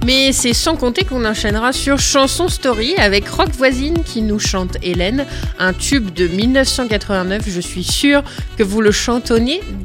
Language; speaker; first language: French; native; French